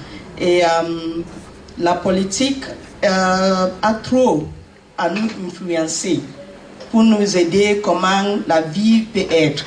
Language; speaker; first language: French; non-native, learner; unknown